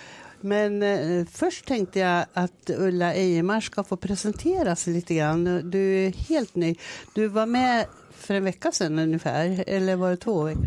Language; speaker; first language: Swedish; native; Swedish